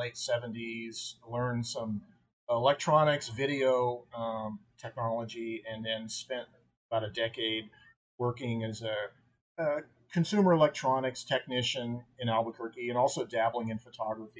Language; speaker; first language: English; native; English